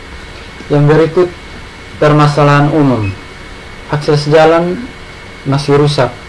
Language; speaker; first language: Indonesian; native; Indonesian